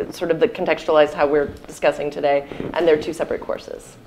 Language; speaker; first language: English; native; English